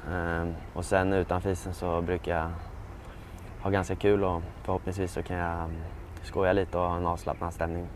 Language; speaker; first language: Swedish; native; Swedish